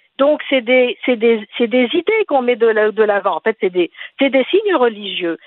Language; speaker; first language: French; non-native, local second language; Arabic